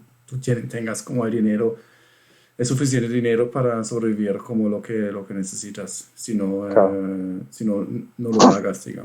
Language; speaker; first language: Spanish; non-native, fluent; German